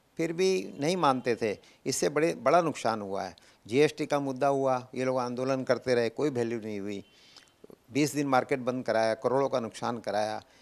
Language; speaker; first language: Hindi; native; Hindi